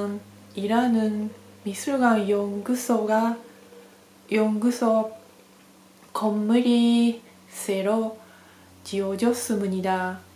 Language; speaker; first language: Korean; non-native, learner; Japanese